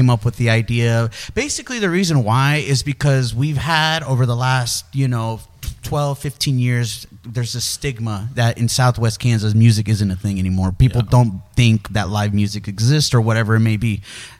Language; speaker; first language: English; early bilingual, other home language; Spanish